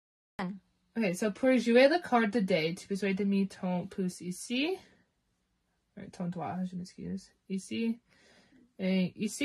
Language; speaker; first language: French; non-native, learner; English